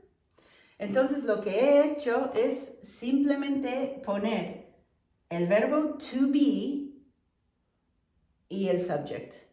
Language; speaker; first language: Spanish; non-native, fluent; English